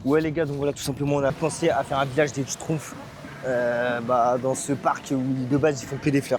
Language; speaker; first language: French; native; French